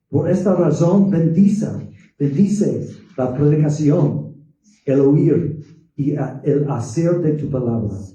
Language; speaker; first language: Spanish; non-native, fluent; English